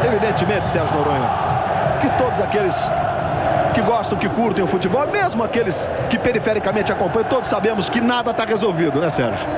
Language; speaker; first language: Portuguese; native; Portuguese